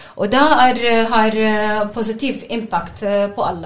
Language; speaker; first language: Norwegian; non-native, learner; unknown